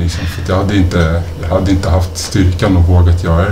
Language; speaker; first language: Swedish; native; Swedish